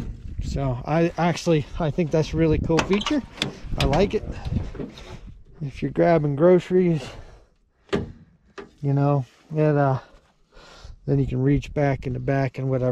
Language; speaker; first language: English; native; English